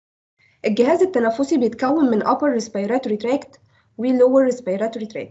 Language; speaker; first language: Arabic; native; Arabic